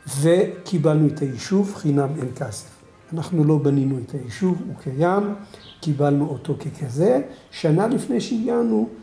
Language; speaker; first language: Hebrew; non-native, local second language; Adyghe